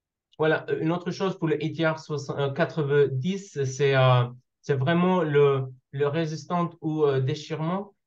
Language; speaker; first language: French; non-native, learner; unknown